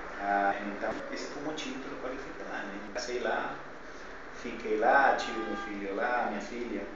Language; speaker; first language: Portuguese; non-native, fluent; Spanish